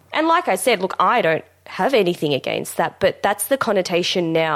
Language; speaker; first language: English; non-native, local second language; Memoni